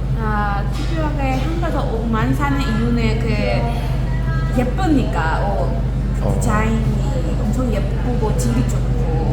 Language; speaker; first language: Korean; non-native, learner; Burmese